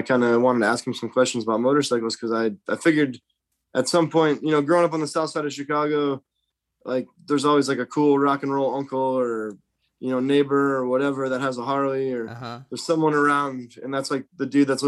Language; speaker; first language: English; native; English